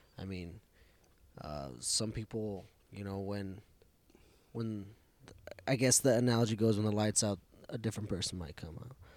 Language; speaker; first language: English; early bilingual, other home language; Spanish